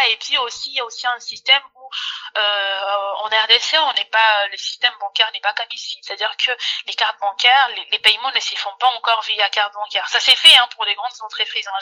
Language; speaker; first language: French; non-native, local second language; Lingala